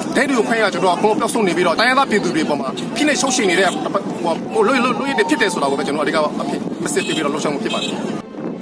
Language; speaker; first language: Burmese; native; Burmese